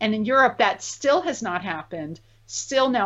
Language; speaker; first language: English; native; English